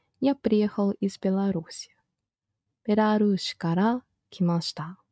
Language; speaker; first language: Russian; non-native, fluent; Japanese